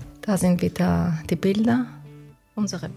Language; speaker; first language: German; non-native, learner; Persian